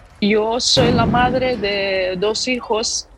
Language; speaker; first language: Spanish; non-native, fluent; Ukrainian